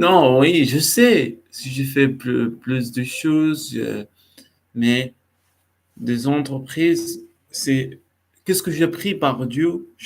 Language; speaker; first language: French; non-native, learner; Arabic